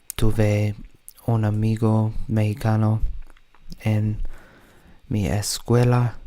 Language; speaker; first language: Spanish; non-native, learner; English